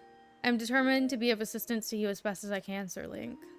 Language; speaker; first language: English; native; English